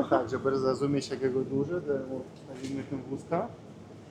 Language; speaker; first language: Polish; non-native, learner; Russian